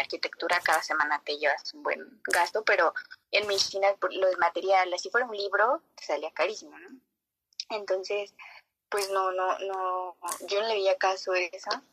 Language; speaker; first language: Spanish; native; Spanish